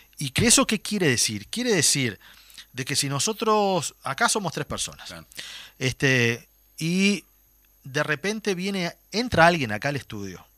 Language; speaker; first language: Spanish; native; Spanish